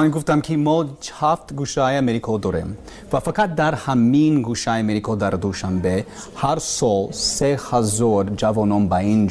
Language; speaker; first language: Persian; non-native, learner; English